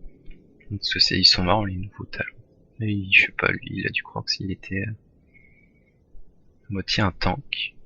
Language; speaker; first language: French; native; French